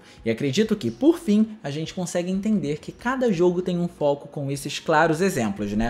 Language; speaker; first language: Portuguese; native; Portuguese